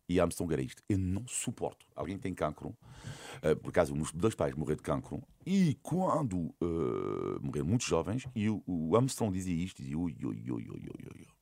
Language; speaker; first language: Portuguese; non-native, fluent; French